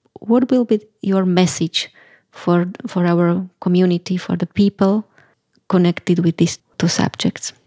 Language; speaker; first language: English; non-native, fluent; Slovak